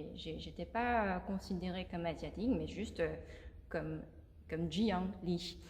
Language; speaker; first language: French; non-native, fluent; Korean